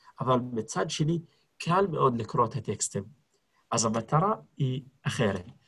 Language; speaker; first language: Hebrew; non-native, local second language; Arabic